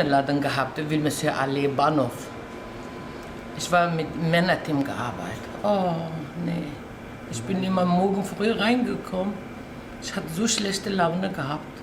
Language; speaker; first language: German; non-native, learner; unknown